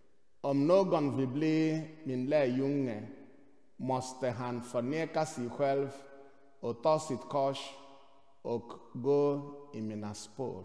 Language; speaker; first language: Swedish; non-native, fluent; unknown